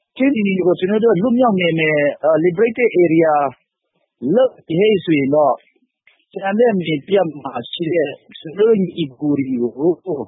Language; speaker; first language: Burmese; non-native, local second language; Hakha Chin